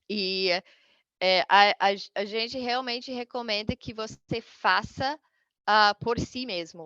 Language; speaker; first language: Portuguese; non-native, fluent; English